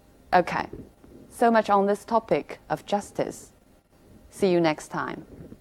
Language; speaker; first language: English; non-native, fluent; Chinese